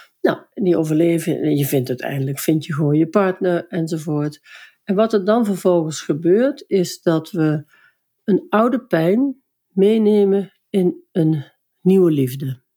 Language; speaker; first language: Dutch; native; Dutch